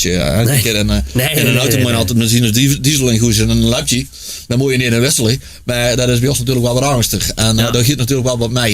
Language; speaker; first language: Dutch; native; Dutch